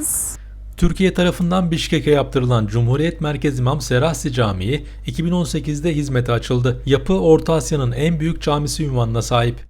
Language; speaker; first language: Turkish; native; Turkish